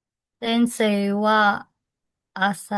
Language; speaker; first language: Japanese; non-native, learner; Filipino